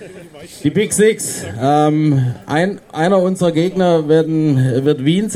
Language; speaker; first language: German; native; German